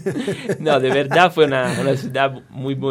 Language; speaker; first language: Spanish; non-native, fluent; Italian